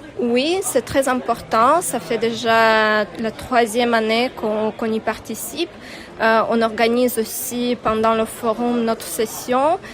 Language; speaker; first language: French; non-native, fluent; Ukrainian